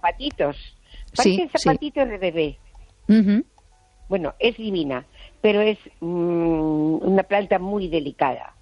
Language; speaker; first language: Spanish; native; Spanish